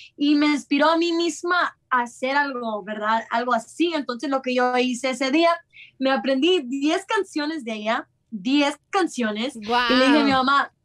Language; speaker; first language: Spanish; early bilingual, heritage; Spanish